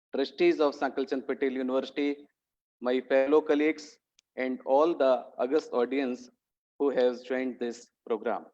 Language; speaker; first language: English; non-native, local second language; Hindi